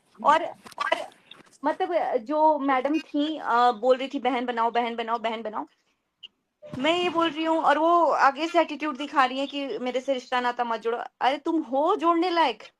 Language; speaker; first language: Hindi; native; Hindi